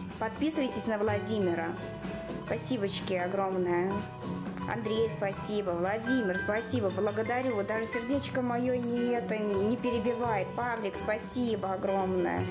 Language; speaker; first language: Russian; native; Russian